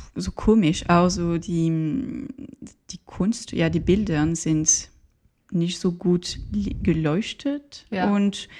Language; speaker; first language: German; non-native, learner; French